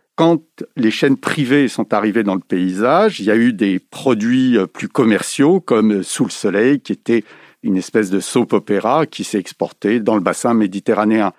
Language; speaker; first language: French; native; French